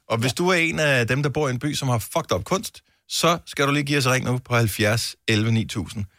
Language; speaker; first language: Danish; native; Danish